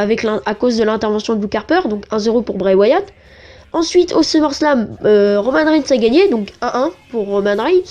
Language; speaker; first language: French; native; French